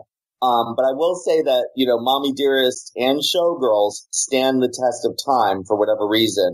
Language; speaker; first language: English; native; English